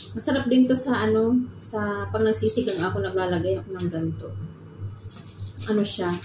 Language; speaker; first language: Filipino; non-native, local second language; Bikol